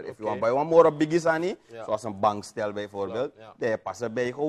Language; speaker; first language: Dutch; native; Dutch